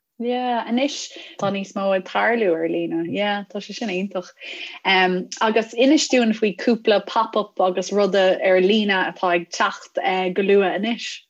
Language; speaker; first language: Irish; non-native, local second language; English